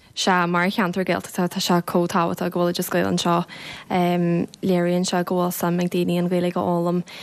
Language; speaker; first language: Irish; native; Irish